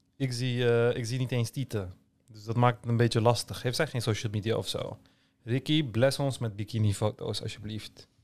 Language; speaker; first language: Dutch; early bilingual, other home language; Turkish